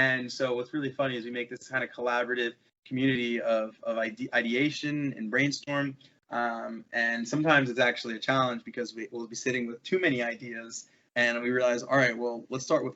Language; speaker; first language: English; native; English